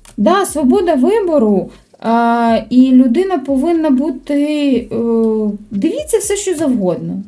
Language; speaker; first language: Ukrainian; non-native, local second language; Russian